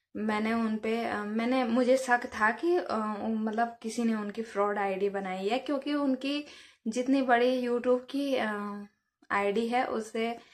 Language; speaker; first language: Hindi; native; Hindi